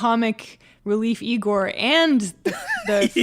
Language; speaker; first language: English; native; English